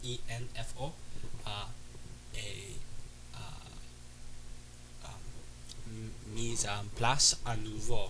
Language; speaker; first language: French; non-native, learner; English